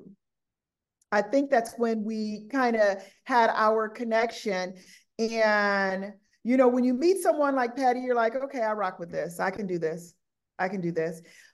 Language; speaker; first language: English; native; English